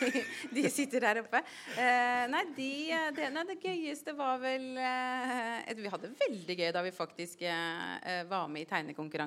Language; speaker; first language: Norwegian; native; Norwegian